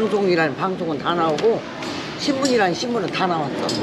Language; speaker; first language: Korean; native; Korean